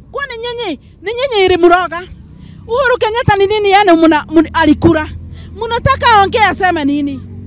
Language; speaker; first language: Swahili; non-native, local second language; Kikuyu